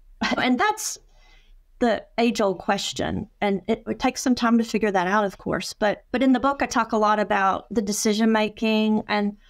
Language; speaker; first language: English; native; English